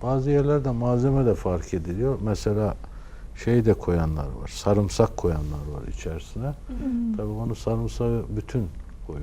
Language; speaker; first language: Turkish; native; Turkish